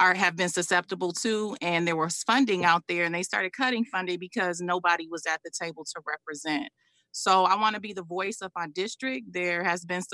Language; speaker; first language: English; native; English